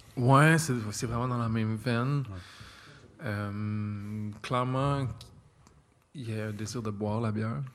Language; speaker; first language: French; native; French